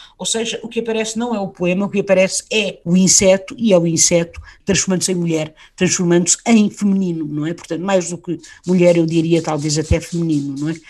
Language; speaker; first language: Portuguese; native; Portuguese